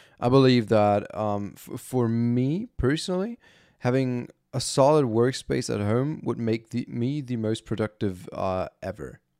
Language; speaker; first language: English; non-native, fluent; German